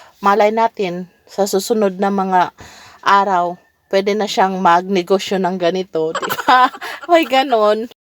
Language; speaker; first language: Filipino; non-native, local second language; Cebuano